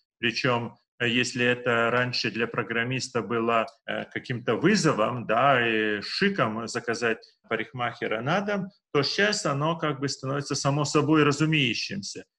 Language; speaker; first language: Russian; non-native, local second language; Lithuanian